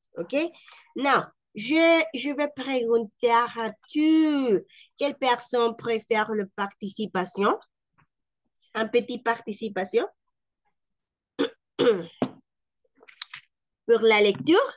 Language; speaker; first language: French; non-native, fluent; Spanish